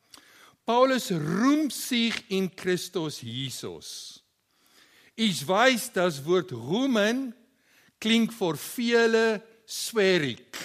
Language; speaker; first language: German; non-native, learner; Afrikaans